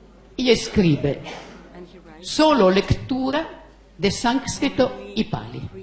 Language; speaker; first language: Spanish; non-native, fluent; Italian